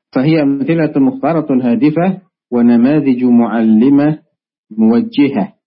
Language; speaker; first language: Arabic; non-native, fluent; Indonesian